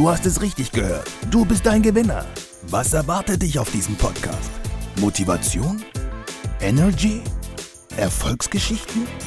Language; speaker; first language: German; native; German